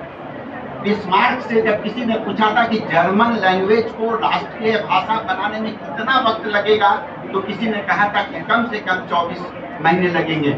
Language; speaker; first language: Hindi; native; Hindi